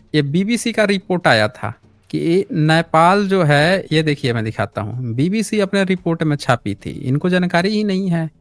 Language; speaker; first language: Hindi; native; Hindi